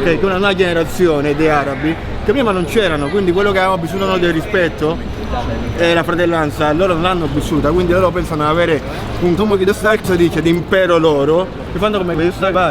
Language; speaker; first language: Italian; native; Italian